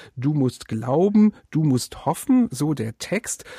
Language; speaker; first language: German; native; German